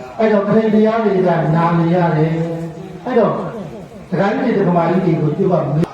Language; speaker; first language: Burmese; native; Burmese